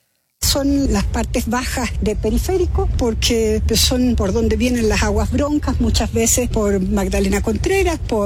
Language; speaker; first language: Spanish; native; Spanish